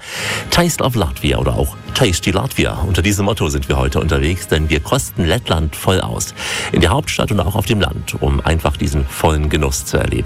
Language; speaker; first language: German; native; German